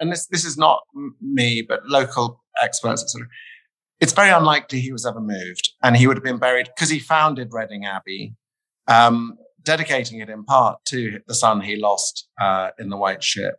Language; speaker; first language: English; native; English